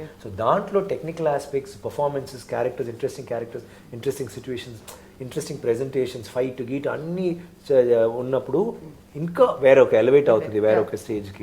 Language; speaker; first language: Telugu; non-native, learner; Tamil